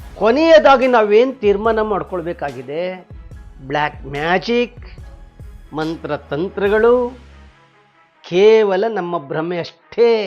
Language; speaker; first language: Kannada; native; Kannada